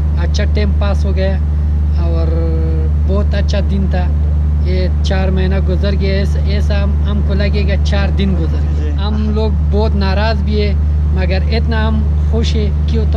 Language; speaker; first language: Hindi; non-native, learner; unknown